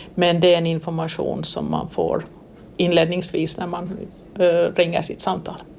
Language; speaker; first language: Swedish; native; Swedish